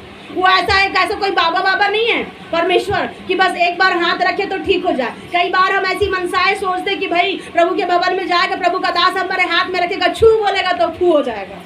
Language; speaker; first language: Hindi; native; Hindi